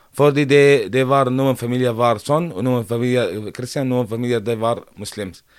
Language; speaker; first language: Norwegian; non-native, learner; Arabic